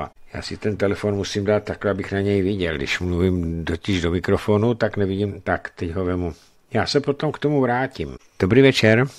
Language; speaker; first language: Czech; native; Czech